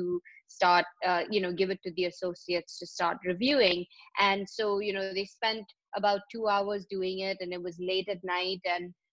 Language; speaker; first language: English; non-native, local second language; Hindi